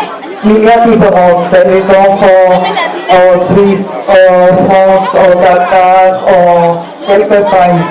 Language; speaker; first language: French; non-native, learner; German